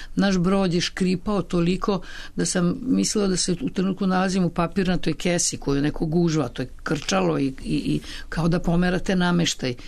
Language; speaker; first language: Serbian; native; Serbian